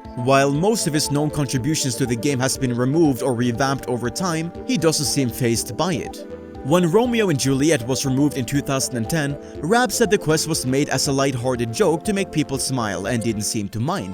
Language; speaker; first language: English; native; English